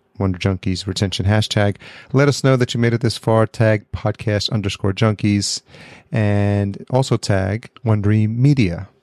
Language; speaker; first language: English; early bilingual, other home language; Spanish